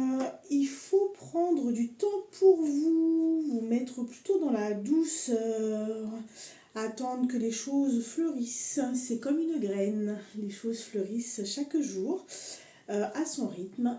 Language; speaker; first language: French; native; French